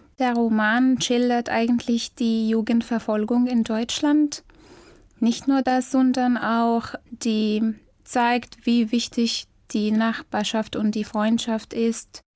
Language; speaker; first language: German; non-native, fluent; Arabic